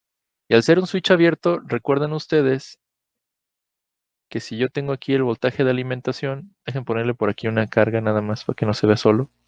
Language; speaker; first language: Spanish; native; Spanish